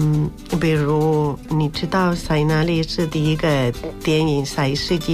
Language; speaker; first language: Chinese; non-native, fluent; Spanish